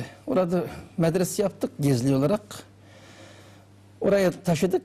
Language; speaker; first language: Turkish; non-native, learner; Uyghur